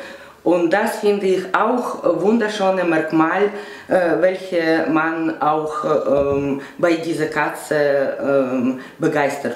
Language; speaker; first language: German; non-native, learner; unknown